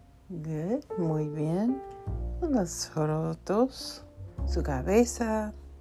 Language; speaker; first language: Spanish; non-native, learner; English